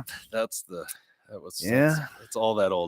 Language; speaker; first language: English; native; English